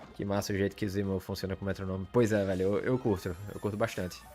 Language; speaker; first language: Portuguese; early bilingual, other home language; English